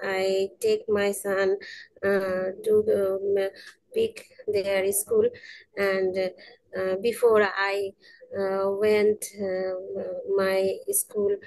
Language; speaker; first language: English; non-native, learner; Bangla